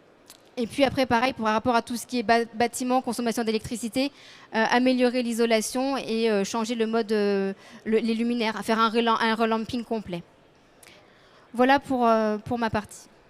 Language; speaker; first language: French; native; French